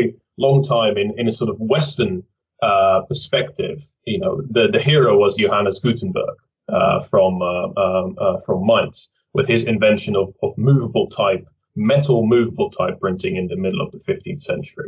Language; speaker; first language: English; early bilingual, other home language; Dutch